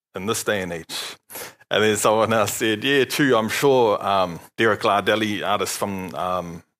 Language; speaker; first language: English; native; English